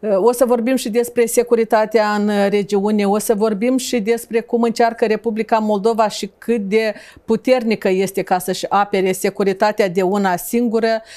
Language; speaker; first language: Romanian; native; Romanian